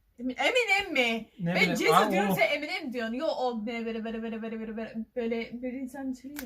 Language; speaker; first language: Turkish; non-native, learner; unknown